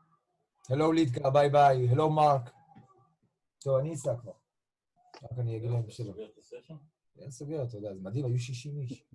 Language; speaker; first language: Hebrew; native; Hebrew